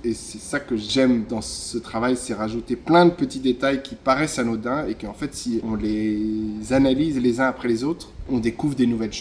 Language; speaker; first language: French; native; French